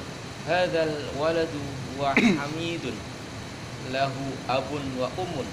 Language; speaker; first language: Arabic; non-native, learner; Indonesian